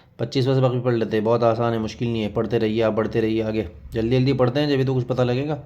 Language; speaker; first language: Urdu; native; Urdu